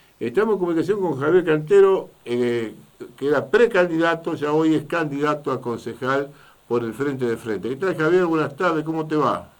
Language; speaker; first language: Spanish; native; Spanish